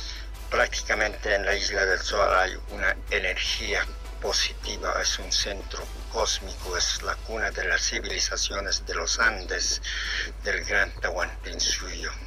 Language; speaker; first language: Spanish; non-native, local second language; Aymara